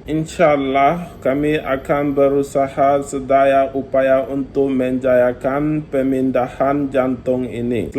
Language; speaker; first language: Malay; non-native, learner; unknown